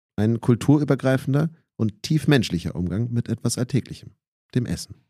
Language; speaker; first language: German; native; German